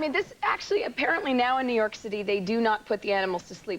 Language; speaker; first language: English; native; English